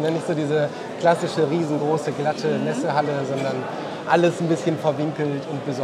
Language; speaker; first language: German; native; German